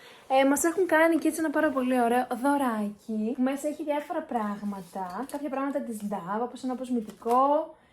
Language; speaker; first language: Greek; native; Greek